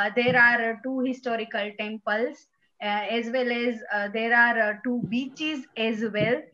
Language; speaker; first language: English; non-native, local second language; Gujarati